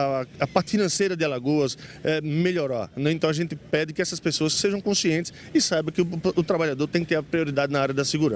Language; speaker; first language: Portuguese; native; Portuguese